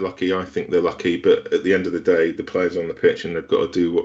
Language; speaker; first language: English; native; English